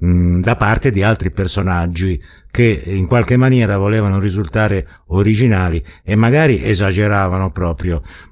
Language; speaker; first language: Italian; native; Italian